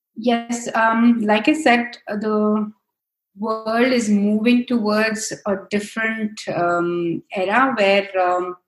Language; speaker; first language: English; non-native, local second language; Hindi